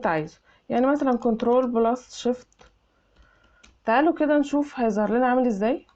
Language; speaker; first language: Arabic; native; Arabic